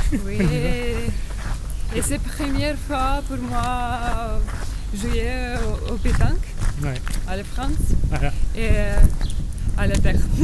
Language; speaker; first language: French; non-native, learner; Ukrainian